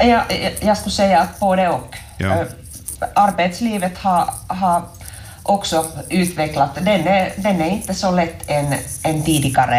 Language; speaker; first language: Swedish; non-native, local second language; Finnish